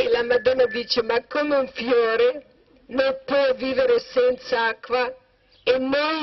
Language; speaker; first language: Italian; non-native, learner; Croatian